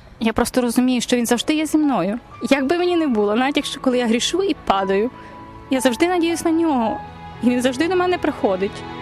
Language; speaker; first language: Ukrainian; native; Ukrainian